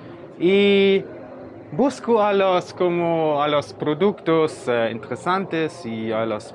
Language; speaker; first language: Spanish; non-native, learner; German